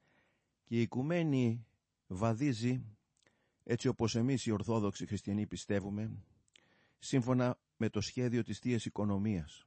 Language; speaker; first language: Greek; native; Greek